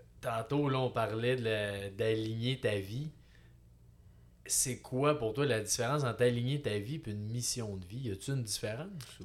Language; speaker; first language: French; native; French